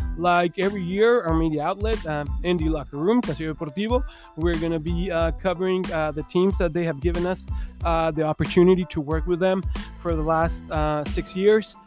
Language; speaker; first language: English; non-native, fluent; Spanish